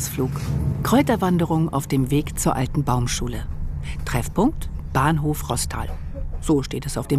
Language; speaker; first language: German; native; German